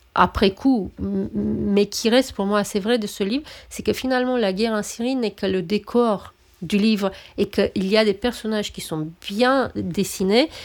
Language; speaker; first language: French; non-native, fluent; Romanian